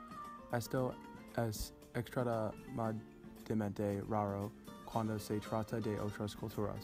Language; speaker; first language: Spanish; non-native, learner; English